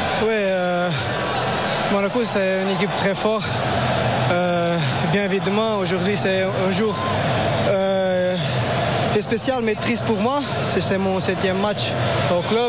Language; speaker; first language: French; non-native, fluent; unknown